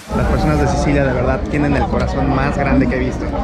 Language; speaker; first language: Spanish; native; Spanish